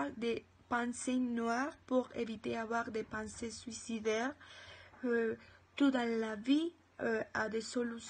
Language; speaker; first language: French; non-native, learner; Spanish